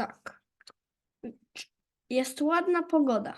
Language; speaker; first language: Polish; early bilingual, heritage; Polish